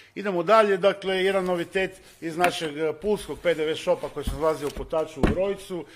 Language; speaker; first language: Croatian; native; Croatian